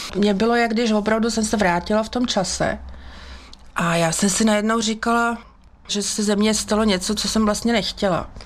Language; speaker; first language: Czech; native; Czech